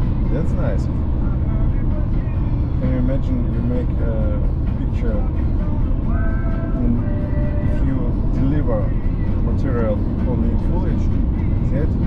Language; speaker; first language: English; non-native, learner; German